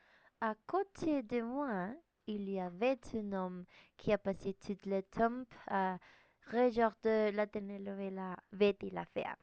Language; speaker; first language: French; non-native, learner; Spanish